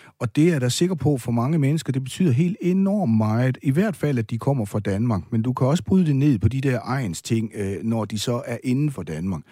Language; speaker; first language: Danish; native; Danish